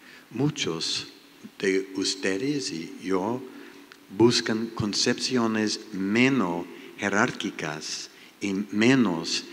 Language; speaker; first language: Spanish; non-native, learner; English